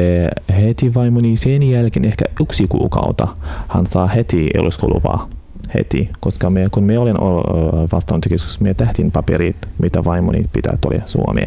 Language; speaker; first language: Finnish; non-native, learner; Arabic